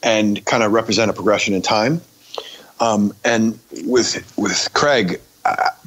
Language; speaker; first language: English; native; English